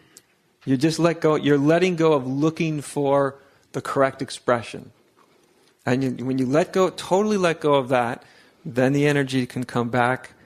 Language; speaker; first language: English; native; English